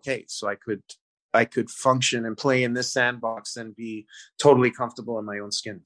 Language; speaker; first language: English; native; English